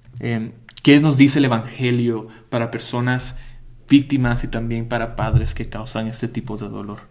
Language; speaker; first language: Spanish; early bilingual, heritage; Spanish